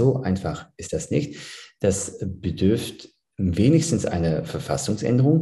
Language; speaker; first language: German; early bilingual, other home language; Turkish